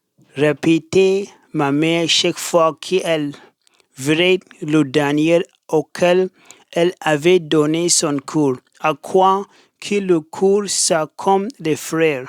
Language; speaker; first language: French; non-native, learner; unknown